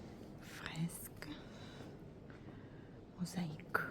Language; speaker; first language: French; non-native, fluent; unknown